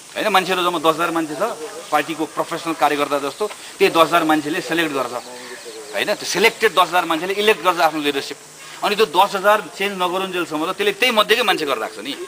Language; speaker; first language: Nepali; native; Nepali